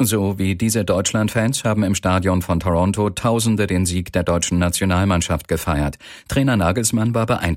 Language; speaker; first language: German; native; German